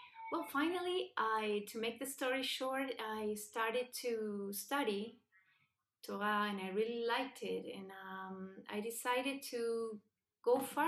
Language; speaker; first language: English; non-native, fluent; Spanish